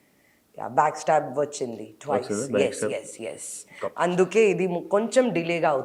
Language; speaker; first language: Telugu; non-native, local second language; Hindi